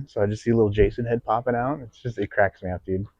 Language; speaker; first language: English; native; English